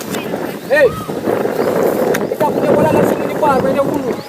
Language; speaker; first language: Indonesian; native; Indonesian